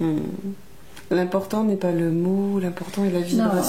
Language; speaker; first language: French; native; French